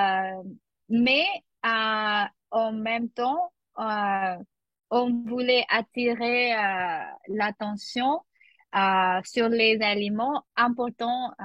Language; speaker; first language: French; non-native, learner; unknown